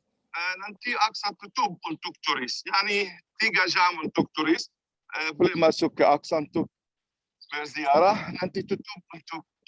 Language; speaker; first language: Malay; non-native, fluent; Arabic